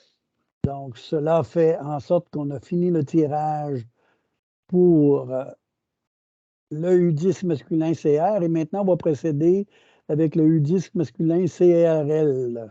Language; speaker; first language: French; native; French